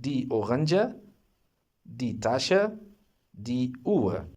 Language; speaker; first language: German; non-native, fluent; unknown